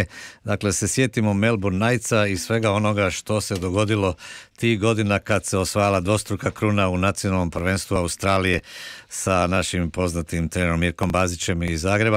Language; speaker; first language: Croatian; native; Croatian